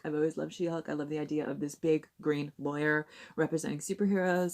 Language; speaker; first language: English; native; English